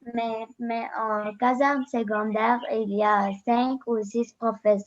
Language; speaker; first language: French; non-native, learner; Arabic